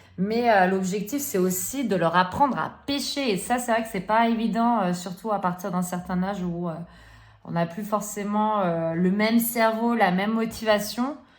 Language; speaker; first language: French; early bilingual, other home language; Turkish